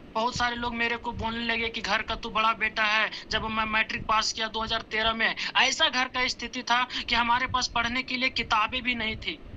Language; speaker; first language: Hindi; native; Hindi